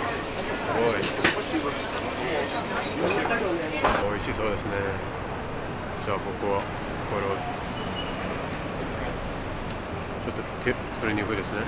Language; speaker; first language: Japanese; non-native, learner; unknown